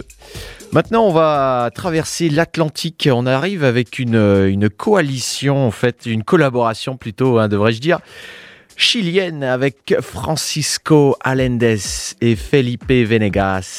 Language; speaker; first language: French; native; French